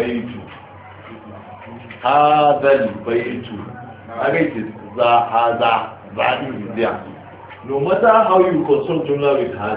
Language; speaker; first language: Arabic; non-native, learner; Hausa